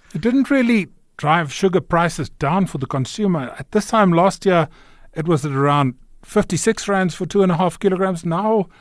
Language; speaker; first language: English; non-native, local second language; Afrikaans